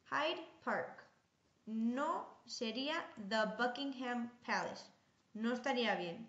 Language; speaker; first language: Spanish; non-native, fluent; English